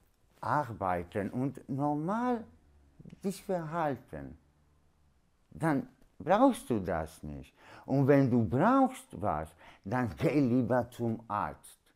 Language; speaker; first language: German; non-native, learner; Polish